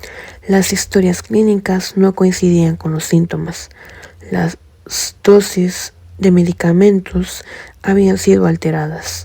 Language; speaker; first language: Spanish; native; Spanish